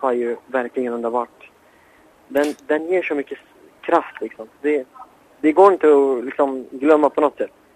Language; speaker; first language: Swedish; non-native, fluent; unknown